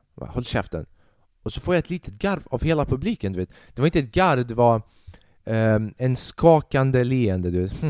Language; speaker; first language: Swedish; early bilingual, other home language; Albanian